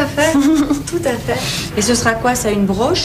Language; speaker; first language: French; native; French